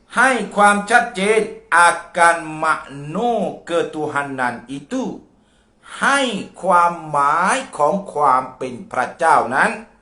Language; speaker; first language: Thai; non-native, local second language; Malay